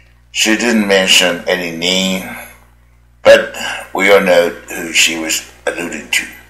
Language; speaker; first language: English; non-native, fluent; Chinese